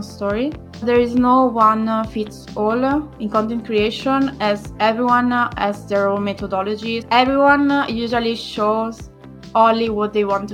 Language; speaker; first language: English; non-native, fluent; Italian